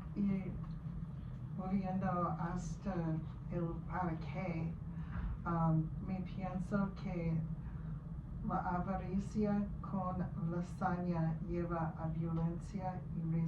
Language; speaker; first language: Spanish; non-native, learner; English